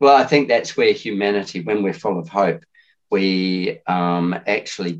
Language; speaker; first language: English; native; English